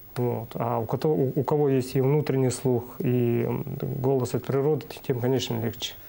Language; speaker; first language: Russian; non-native, local second language; Buriat